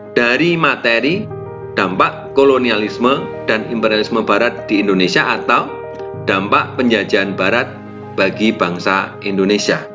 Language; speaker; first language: Indonesian; native; Indonesian